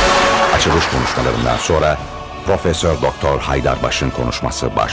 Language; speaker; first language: Turkish; native; Turkish